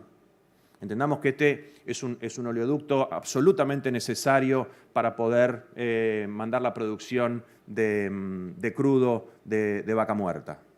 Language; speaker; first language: Spanish; native; Spanish